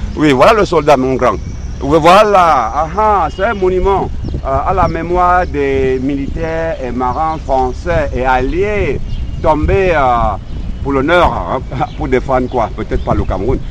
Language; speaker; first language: French; non-native, local second language; English